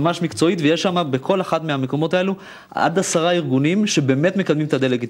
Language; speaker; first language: Hebrew; native; Hebrew